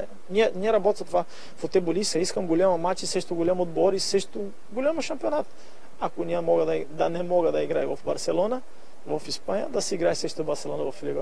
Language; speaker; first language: Bulgarian; non-native, learner; Portuguese